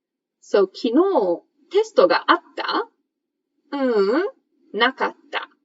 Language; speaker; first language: Japanese; non-native, fluent; English